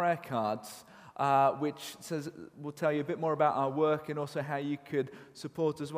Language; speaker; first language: English; native; English